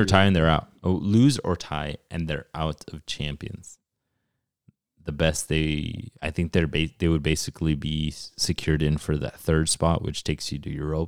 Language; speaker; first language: English; early bilingual, other home language; Spanish